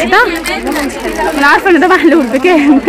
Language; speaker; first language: Arabic; native; Arabic